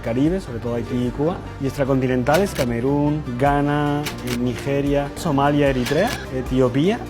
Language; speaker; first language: Spanish; native; Spanish